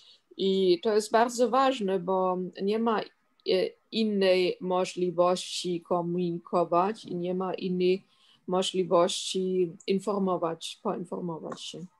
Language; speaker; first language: Polish; non-native, fluent; German